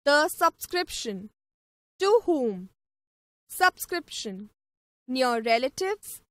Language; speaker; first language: English; non-native, local second language; Punjabi